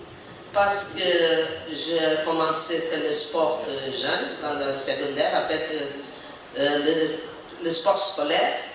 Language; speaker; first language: French; non-native, learner; Portuguese